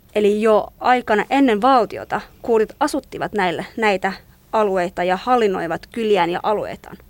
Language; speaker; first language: Finnish; non-native, fluent; Kurdish